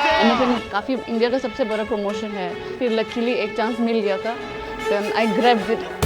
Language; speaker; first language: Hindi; non-native, local second language; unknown